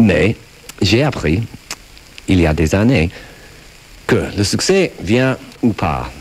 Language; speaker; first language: French; non-native, fluent; English